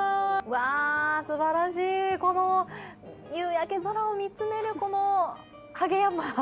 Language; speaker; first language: Japanese; native; Japanese